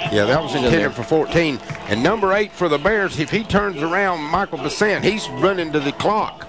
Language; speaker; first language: English; native; English